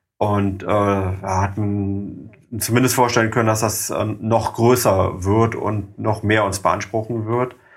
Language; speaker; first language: German; native; German